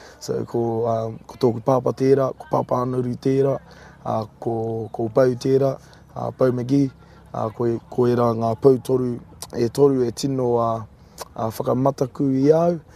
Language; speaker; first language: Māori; native; Māori